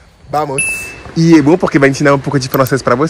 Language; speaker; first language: Portuguese; non-native, fluent; French